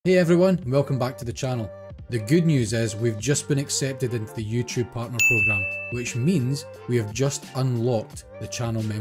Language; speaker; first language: English; native; English